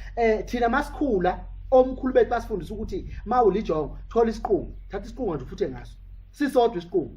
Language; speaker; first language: Zulu; native; Zulu